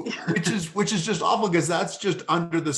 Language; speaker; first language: English; native; English